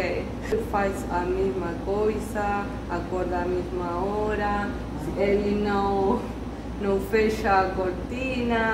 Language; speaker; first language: Portuguese; non-native, learner; Spanish